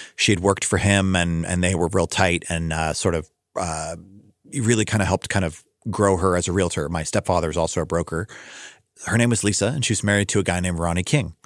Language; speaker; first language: English; native; English